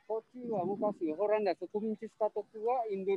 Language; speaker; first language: Japanese; non-native, learner; Indonesian